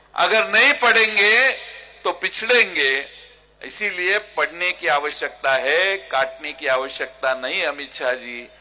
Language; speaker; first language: Hindi; non-native, local second language; Marathi